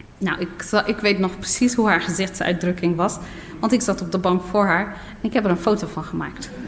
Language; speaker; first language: Dutch; early bilingual, other home language; Riffian